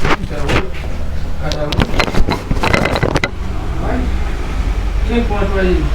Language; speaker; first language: Portuguese; non-native, learner; Haitian Creole